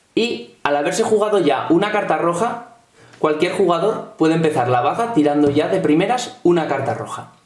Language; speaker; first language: Spanish; native; Spanish